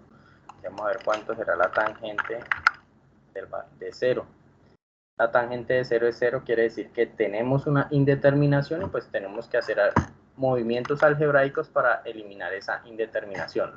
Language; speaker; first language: Spanish; native; Spanish